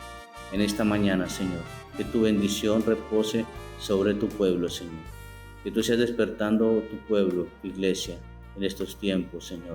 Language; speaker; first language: Spanish; native; Spanish